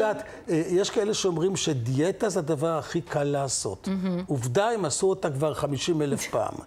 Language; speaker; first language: Hebrew; native; Hebrew